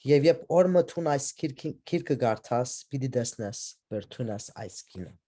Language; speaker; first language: Armenian; early bilingual, heritage; Armenian